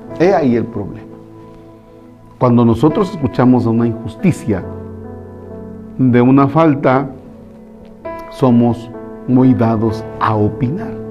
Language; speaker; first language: Spanish; native; Spanish